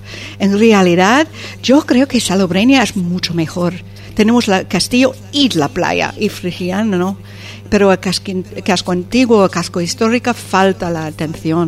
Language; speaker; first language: Spanish; non-native, fluent; English